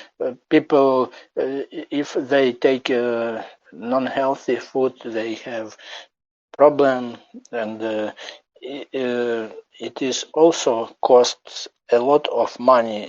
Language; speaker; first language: English; non-native, learner; Ukrainian